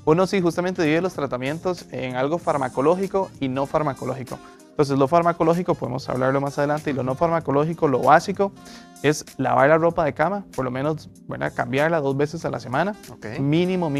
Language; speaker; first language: Spanish; native; Spanish